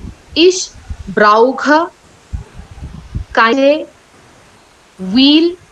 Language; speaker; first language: German; non-native, learner; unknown